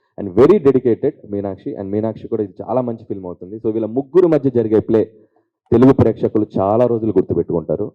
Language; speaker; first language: Telugu; native; Telugu